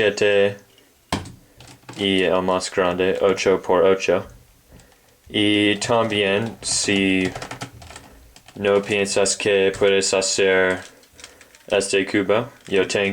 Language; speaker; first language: Spanish; non-native, learner; English